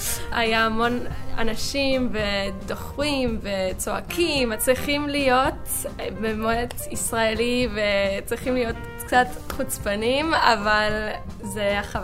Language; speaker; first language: Hebrew; non-native, learner; English